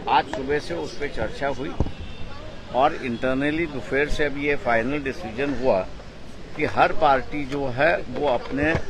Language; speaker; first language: Hindi; non-native, local second language; Marathi